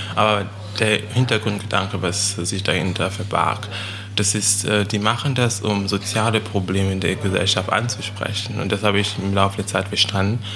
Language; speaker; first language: German; non-native, fluent; French